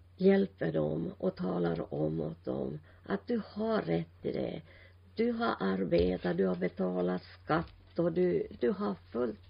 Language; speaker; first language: Swedish; non-native, local second language; Finnish